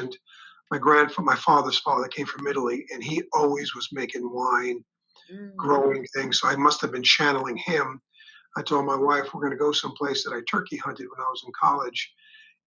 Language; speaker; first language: English; native; English